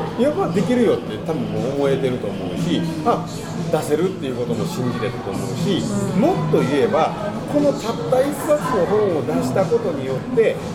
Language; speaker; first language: Japanese; native; Japanese